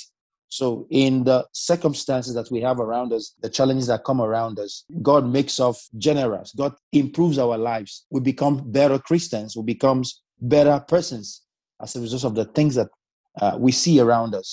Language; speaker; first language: English; non-native, local second language; Igbo